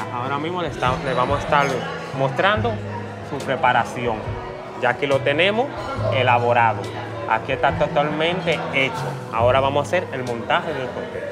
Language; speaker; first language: Spanish; native; Spanish